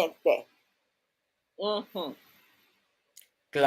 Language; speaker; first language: Spanish; non-native, learner; English